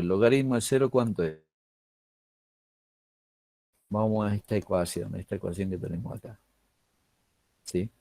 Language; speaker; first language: Spanish; native; Spanish